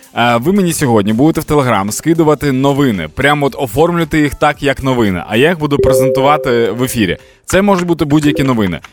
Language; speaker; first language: Ukrainian; non-native, local second language; Russian